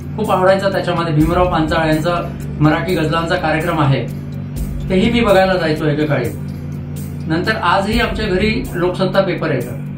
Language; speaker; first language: Marathi; non-native, local second language; Urdu